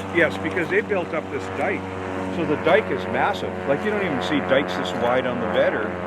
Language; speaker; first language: English; native; English